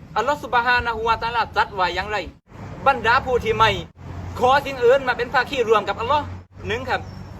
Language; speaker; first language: Thai; non-native, local second language; Malay